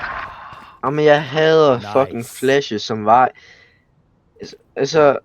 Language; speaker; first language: Danish; native; Danish